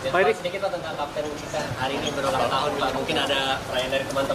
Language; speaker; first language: Indonesian; native; Indonesian